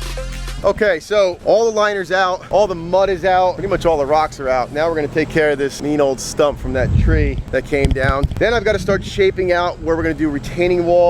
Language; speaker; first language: English; native; English